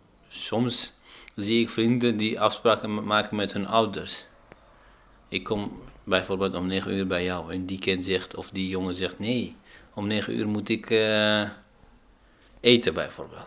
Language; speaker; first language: Dutch; non-native, fluent; Arabic